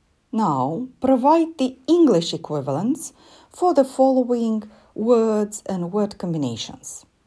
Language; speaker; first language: English; non-native, fluent; Romanian